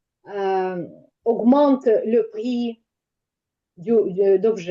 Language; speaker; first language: French; non-native, fluent; Ukrainian